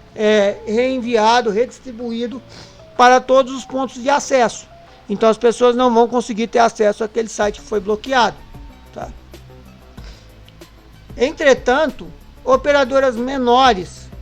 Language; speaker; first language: Portuguese; native; Portuguese